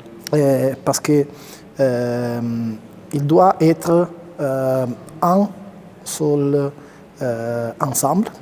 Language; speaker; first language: French; non-native, learner; Italian